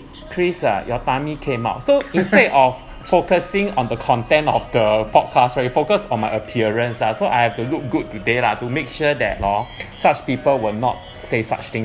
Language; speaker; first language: English; non-native, local second language; Chinese